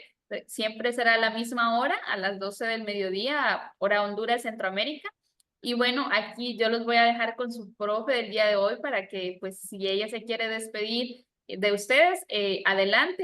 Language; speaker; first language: Spanish; native; Spanish